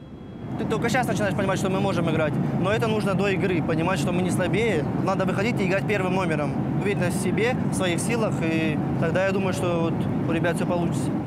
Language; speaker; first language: Russian; native; Russian